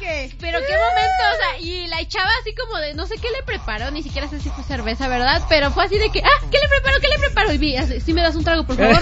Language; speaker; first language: Spanish; native; Spanish